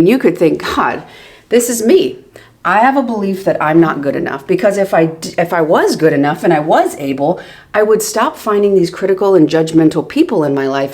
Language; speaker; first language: English; native; English